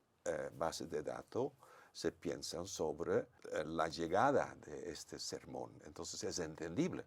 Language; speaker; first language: Spanish; non-native, fluent; Dutch